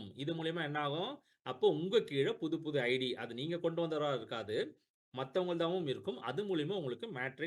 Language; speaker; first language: Tamil; native; Tamil